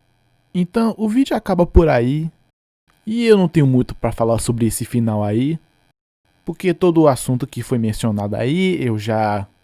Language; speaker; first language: Portuguese; non-native, fluent; English